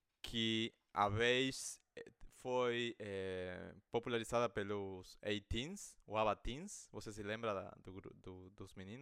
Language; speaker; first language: Portuguese; non-native, fluent; Spanish